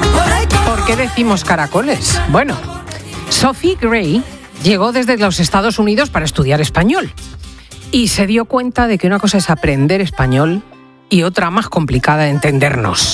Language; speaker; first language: Spanish; native; Spanish